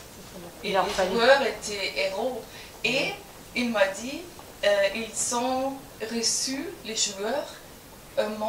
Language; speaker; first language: French; non-native, fluent; German